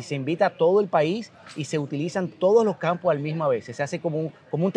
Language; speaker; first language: Spanish; native; Spanish